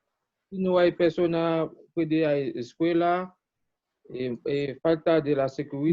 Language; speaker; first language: Spanish; non-native, learner; Haitian Creole